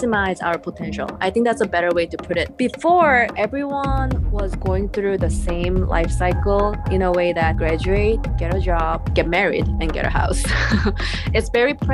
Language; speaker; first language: English; non-native, fluent; Korean